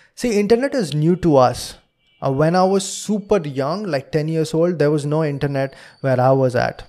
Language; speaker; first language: English; non-native, local second language; Hindi